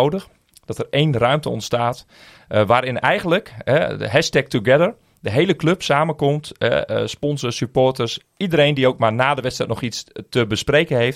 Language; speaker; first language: Dutch; native; Dutch